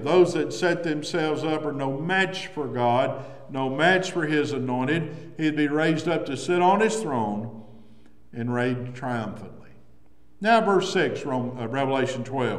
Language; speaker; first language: English; native; English